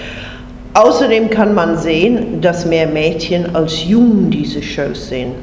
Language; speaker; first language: German; non-native, fluent; English